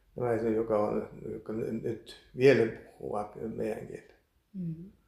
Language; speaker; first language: Finnish; early bilingual, heritage; Finnish